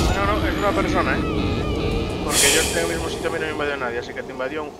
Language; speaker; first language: Spanish; native; Spanish